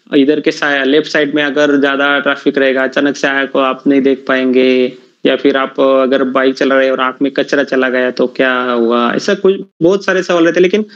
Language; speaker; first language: Hindi; non-native, local second language; Marathi